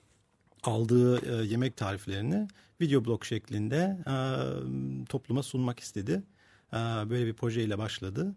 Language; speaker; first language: Turkish; early bilingual, heritage; Turkish